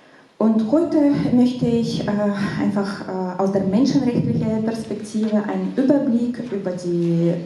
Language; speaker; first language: German; non-native, fluent; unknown